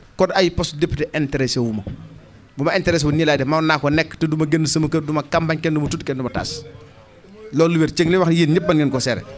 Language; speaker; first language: Wolof; native; Wolof